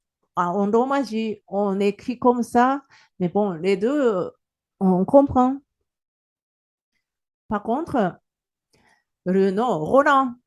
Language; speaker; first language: French; non-native, fluent; Japanese